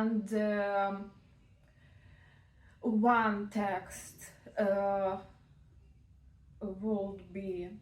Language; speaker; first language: English; non-native, learner; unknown